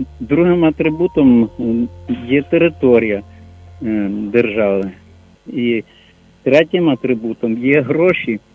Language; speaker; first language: Ukrainian; native; Ukrainian